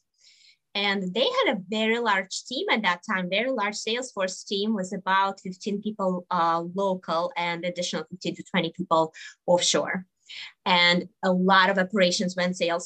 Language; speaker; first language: English; non-native, fluent; Russian